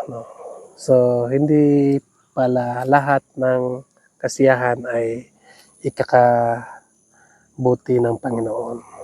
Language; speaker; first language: Filipino; non-native, local second language; Cebuano